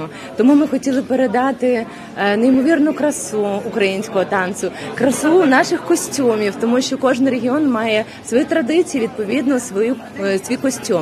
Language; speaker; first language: Ukrainian; native; Ukrainian